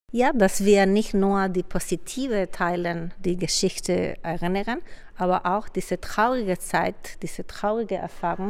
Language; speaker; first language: German; non-native, fluent; Spanish